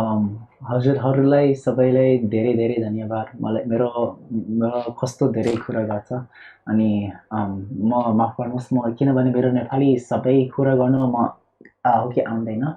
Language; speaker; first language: Nepali; early bilingual, heritage; Nepali